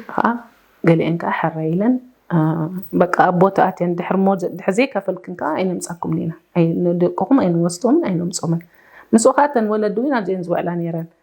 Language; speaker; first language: Tigrinya; early bilingual, heritage; Tigrinya